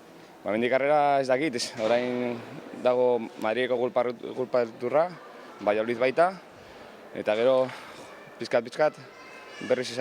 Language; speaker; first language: Basque; non-native, local second language; Spanish